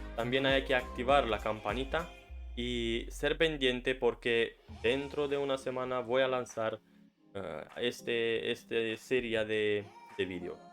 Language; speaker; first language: Spanish; non-native, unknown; Romanian